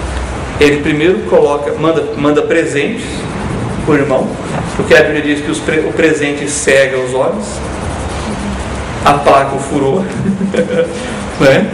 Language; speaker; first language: Portuguese; native; Portuguese